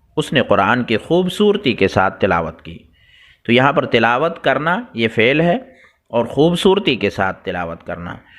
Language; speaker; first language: Urdu; native; Urdu